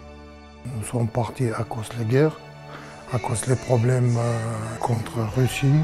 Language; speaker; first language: French; non-native, learner; Chechen